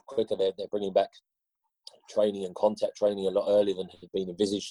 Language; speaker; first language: English; native; English